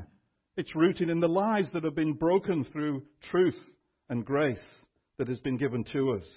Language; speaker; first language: English; native; English